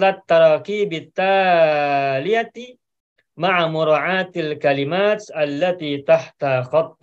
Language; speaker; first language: Arabic; non-native, fluent; Indonesian